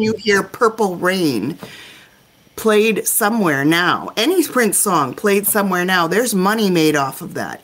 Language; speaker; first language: English; native; English